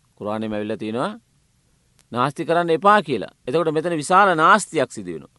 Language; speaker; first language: Sinhala; non-native, local second language; Tamil